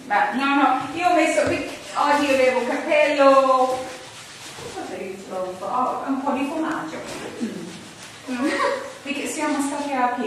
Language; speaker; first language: Italian; non-native, learner; English